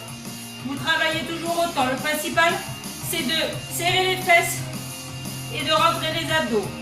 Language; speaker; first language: French; native; French